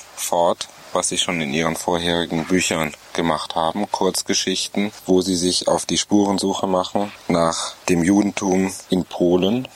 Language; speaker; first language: German; native; German